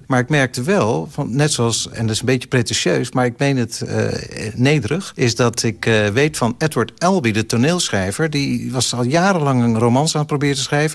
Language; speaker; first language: Dutch; native; Dutch